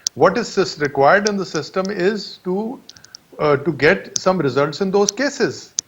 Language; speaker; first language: English; non-native, local second language; Urdu